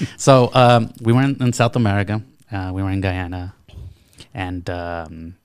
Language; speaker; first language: English; native; English